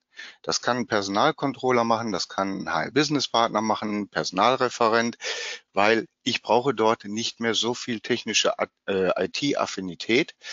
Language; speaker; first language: German; native; German